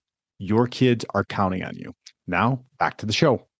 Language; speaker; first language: English; native; English